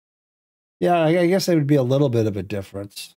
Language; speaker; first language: English; native; English